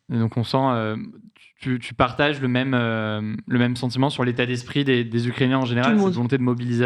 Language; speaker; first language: French; native; French